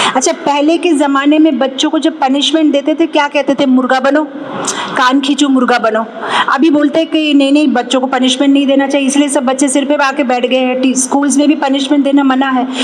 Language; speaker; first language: Hindi; non-native, local second language; Telugu